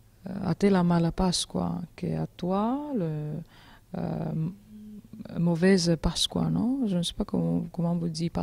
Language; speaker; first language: French; non-native, learner; Georgian